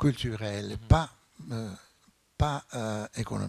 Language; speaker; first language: French; non-native, fluent; Italian